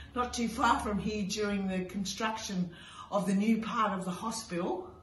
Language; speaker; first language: English; native; English